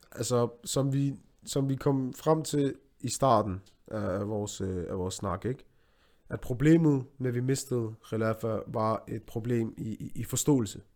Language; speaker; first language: Danish; early bilingual, other home language; Arabic